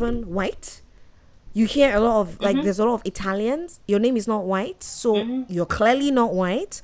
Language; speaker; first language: English; non-native, local second language; Yoruba